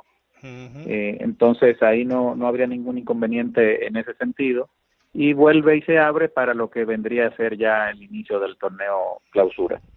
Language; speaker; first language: Spanish; native; Spanish